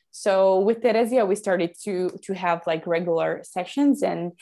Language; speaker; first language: English; non-native, fluent; Slovak